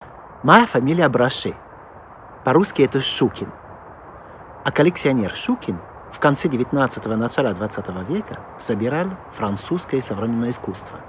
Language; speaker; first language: Russian; non-native, fluent; French